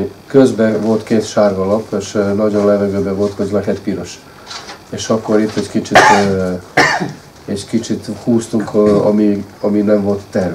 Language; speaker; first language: Hungarian; non-native, fluent; Serbian